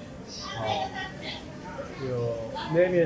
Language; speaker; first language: Chinese; non-native, learner; Japanese